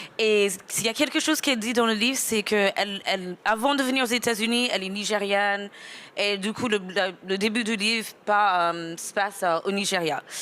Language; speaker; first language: French; non-native, fluent; English